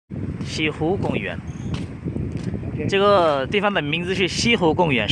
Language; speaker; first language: Chinese; non-native, fluent; Bangla